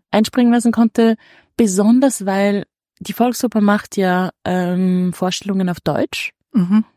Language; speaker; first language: German; native; German